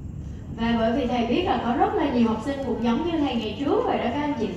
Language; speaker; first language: Vietnamese; native; Vietnamese